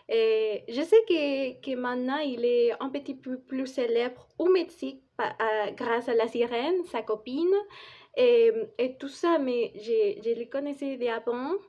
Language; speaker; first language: French; non-native, fluent; Spanish